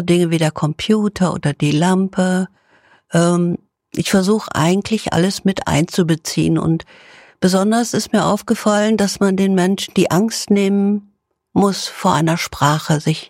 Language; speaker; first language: German; native; German